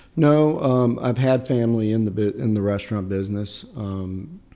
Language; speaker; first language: English; early bilingual, other home language; Italian